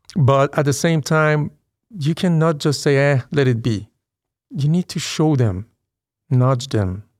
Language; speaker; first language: English; non-native, fluent; Persian